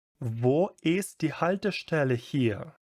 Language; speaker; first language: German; non-native, fluent; Ukrainian